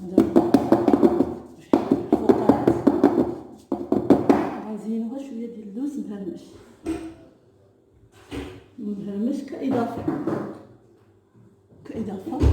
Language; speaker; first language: Arabic; native; Arabic